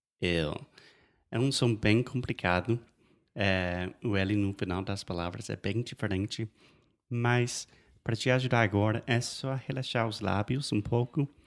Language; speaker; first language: Portuguese; non-native, fluent; English